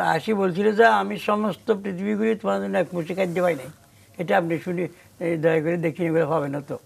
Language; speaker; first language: Bangla; native; Bangla